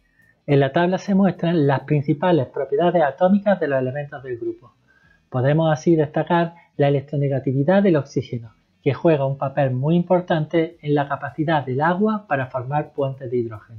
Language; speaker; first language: Spanish; native; Spanish